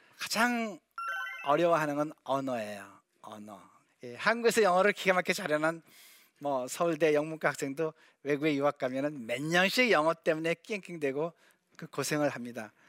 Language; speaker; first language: Korean; native; Korean